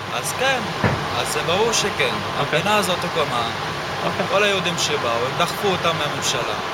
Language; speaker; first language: Hebrew; non-native, local second language; Arabic